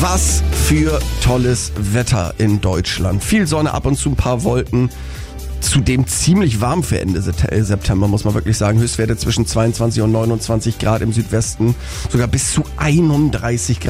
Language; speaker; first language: German; native; German